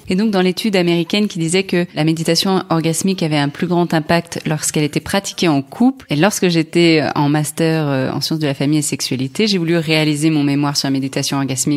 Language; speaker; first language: French; native; French